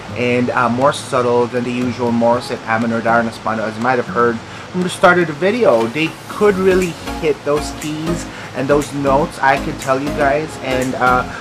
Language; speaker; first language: English; non-native, local second language; Filipino